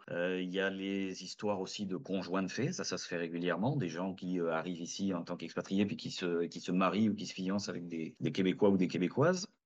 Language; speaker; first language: French; native; French